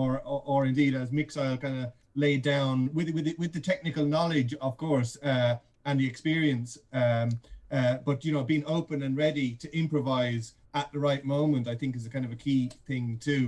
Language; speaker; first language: English; native; English